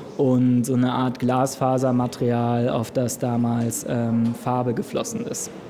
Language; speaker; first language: German; native; German